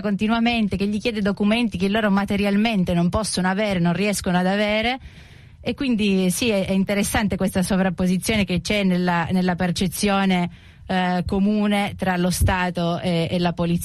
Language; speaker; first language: Italian; native; Italian